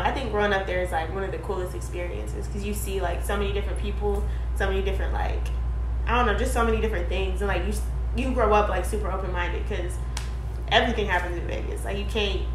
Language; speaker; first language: English; native; English